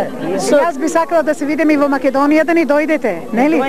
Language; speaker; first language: Macedonian; native; Macedonian